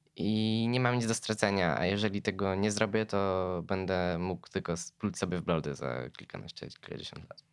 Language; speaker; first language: Polish; native; Polish